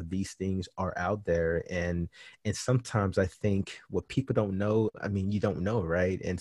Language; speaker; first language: English; native; English